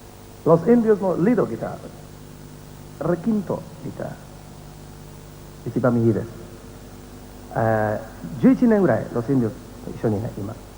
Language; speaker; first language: Japanese; non-native, learner; Spanish